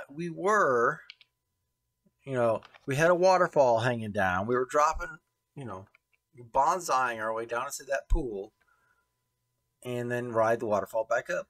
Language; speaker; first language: English; native; English